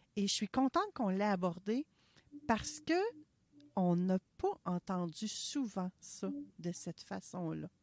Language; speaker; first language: French; native; French